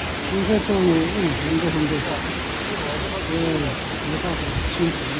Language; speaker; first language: Chinese; non-native, fluent; Tibetan